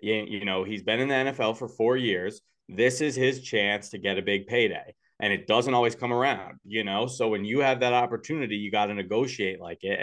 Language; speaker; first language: English; native; English